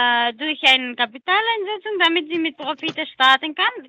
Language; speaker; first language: German; non-native, learner; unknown